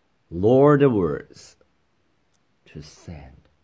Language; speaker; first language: English; non-native, learner; Korean